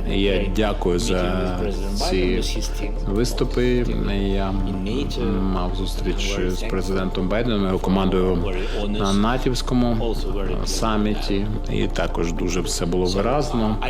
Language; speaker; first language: Ukrainian; non-native, local second language; Russian